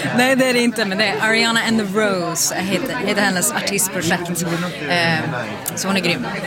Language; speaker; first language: Swedish; native; Swedish